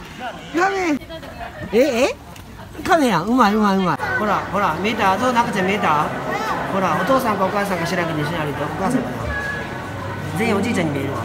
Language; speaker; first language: Japanese; native; Japanese